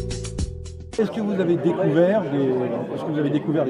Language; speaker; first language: French; native; French